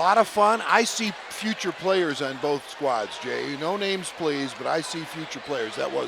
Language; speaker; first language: English; native; English